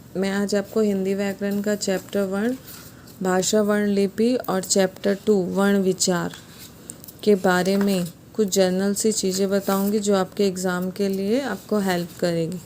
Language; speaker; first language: Hindi; native; Hindi